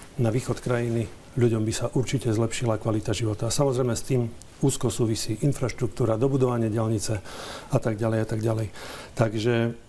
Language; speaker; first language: Slovak; native; Slovak